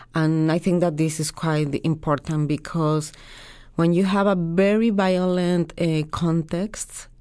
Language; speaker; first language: English; non-native, fluent; Spanish